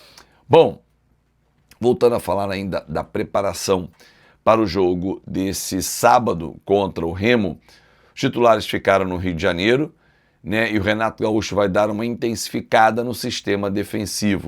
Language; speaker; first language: Portuguese; native; Portuguese